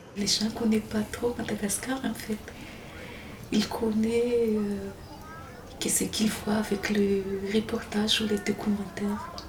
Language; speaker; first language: French; non-native, local second language; Malagasy